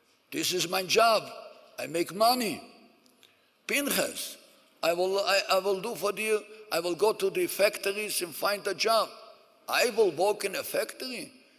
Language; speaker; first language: English; non-native, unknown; Hebrew